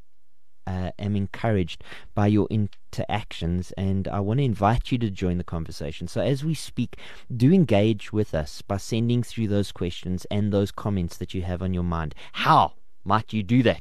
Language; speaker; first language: English; native; English